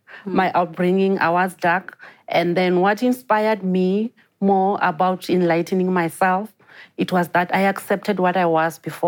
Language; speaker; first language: English; non-native, local second language; Venda